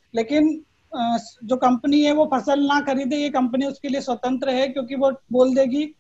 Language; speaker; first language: Hindi; native; Hindi